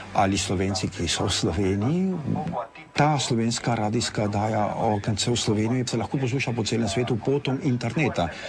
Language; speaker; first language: Slovenian; early bilingual, heritage; Spanish